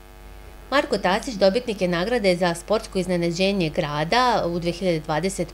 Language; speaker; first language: Serbian; native; Serbian